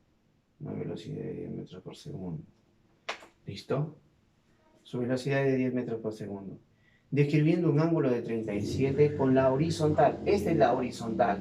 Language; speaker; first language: Spanish; native; Spanish